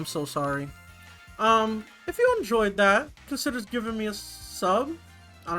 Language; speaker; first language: English; native; English